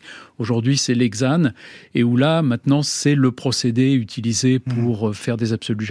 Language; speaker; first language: French; native; French